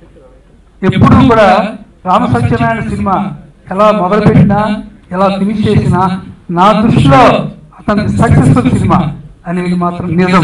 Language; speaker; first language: Telugu; native; Telugu